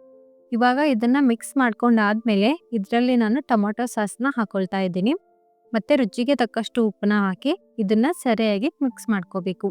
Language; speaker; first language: Kannada; native; Kannada